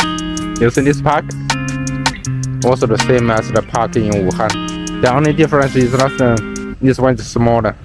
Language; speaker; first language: English; non-native, learner; Chinese